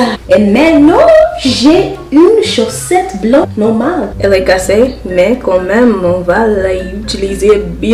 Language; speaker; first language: French; non-native, learner; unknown